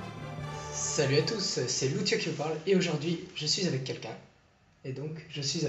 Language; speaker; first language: French; native; French